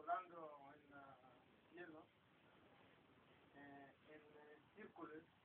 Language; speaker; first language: Spanish; non-native, learner; Hebrew